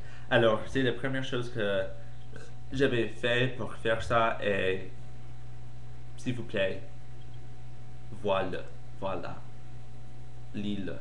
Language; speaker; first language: French; non-native, fluent; English